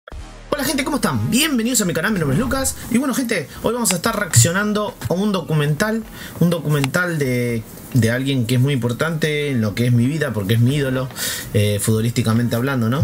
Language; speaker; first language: Spanish; native; Spanish